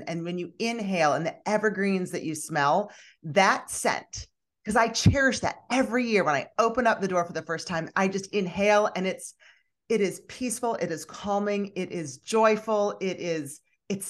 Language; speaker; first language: English; native; English